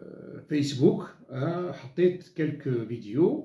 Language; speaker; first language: Arabic; native; Arabic